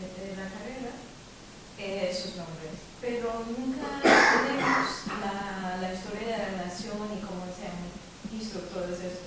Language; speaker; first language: Spanish; non-native, fluent; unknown